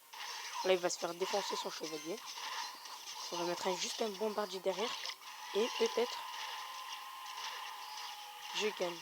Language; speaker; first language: French; native; French